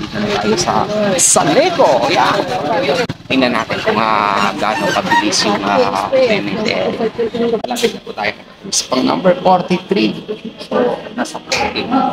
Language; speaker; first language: Filipino; non-native, local second language; Cebuano